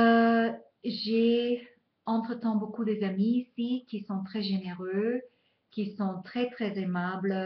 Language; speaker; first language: French; non-native, fluent; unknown